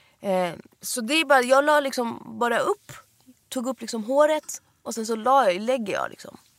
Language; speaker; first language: Swedish; early bilingual, other home language; Persian